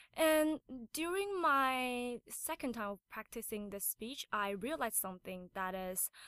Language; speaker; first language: English; non-native, fluent; Chinese